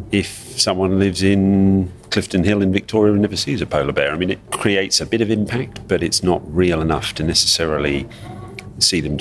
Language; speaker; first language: English; native; English